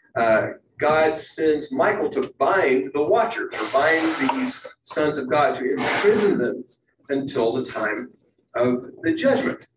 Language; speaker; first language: English; native; English